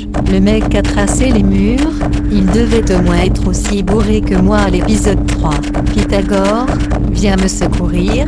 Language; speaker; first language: French; native; French